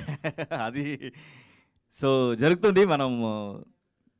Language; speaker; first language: Telugu; non-native, learner; Kannada